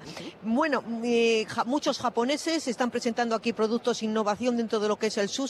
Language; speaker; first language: Spanish; native; Spanish